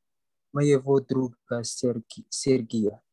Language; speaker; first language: Russian; non-native, learner; Indonesian